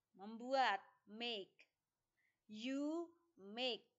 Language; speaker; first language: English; non-native, fluent; Indonesian